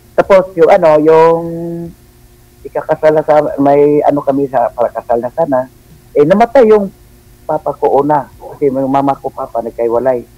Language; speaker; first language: Filipino; non-native, local second language; Cebuano